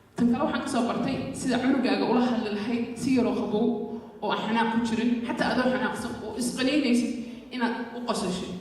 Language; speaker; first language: Somali; native; Somali